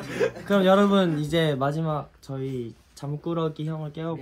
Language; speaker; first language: Korean; native; Korean